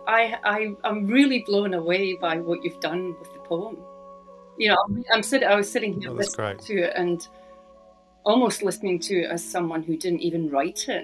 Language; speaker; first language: English; native; English